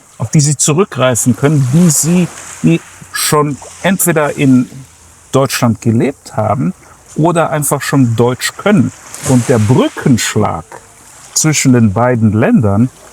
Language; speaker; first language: German; early bilingual, other home language; Croatian